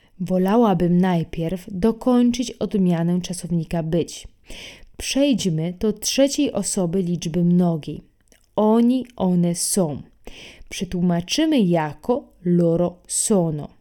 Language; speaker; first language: Polish; non-native, fluent; Italian